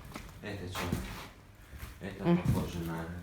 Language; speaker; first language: Russian; native; Russian